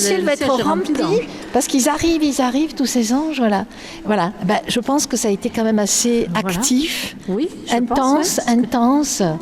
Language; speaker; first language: French; native; French